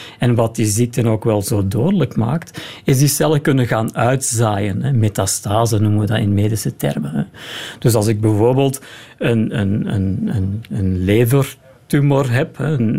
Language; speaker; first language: Dutch; native; Dutch